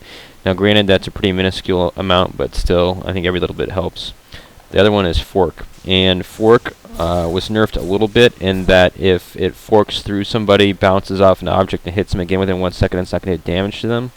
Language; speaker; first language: English; native; English